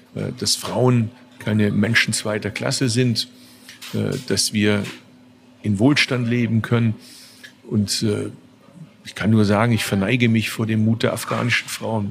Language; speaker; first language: German; early bilingual, other home language; Turkish